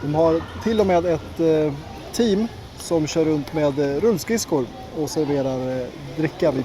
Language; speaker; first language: Swedish; native; Swedish